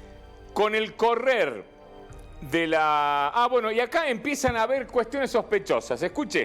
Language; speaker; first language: Spanish; native; Spanish